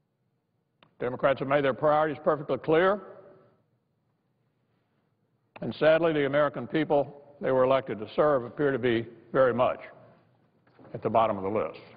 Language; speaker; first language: English; native; English